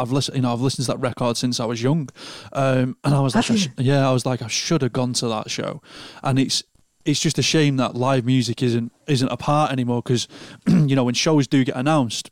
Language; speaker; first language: English; native; English